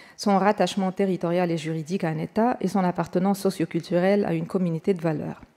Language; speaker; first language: French; non-native, fluent; Arabic